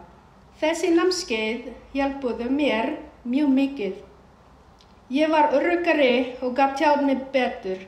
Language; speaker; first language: Icelandic; non-native, fluent; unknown